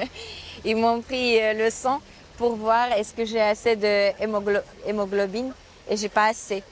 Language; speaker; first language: French; non-native, fluent; Ukrainian